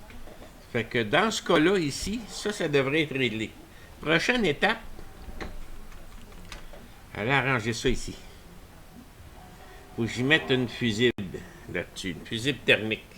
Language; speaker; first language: French; native; French